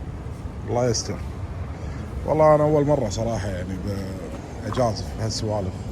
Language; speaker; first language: Arabic; native; Arabic